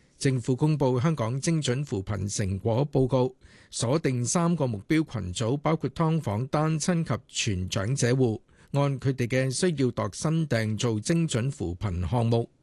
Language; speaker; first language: Cantonese; native; Cantonese